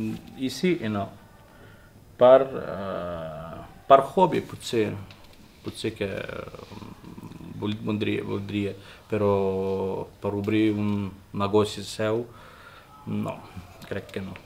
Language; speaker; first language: Catalan; non-native, learner; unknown